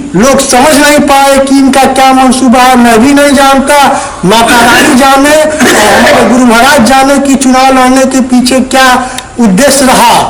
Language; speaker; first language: Hindi; native; Hindi